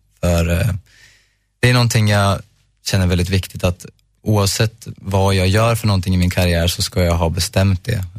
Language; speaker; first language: Swedish; native; Swedish